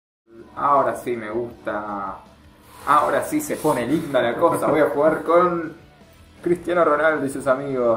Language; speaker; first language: Spanish; native; Spanish